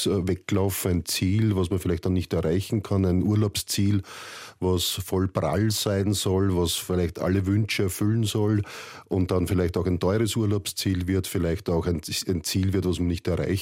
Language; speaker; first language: German; native; German